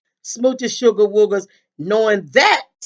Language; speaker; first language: English; native; English